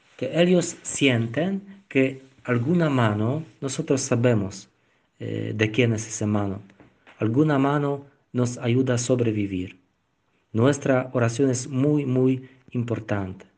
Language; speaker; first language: Spanish; non-native, learner; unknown